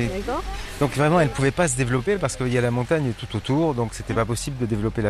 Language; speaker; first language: French; native; French